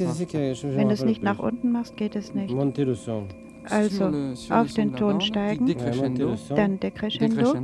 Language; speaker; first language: German; native; German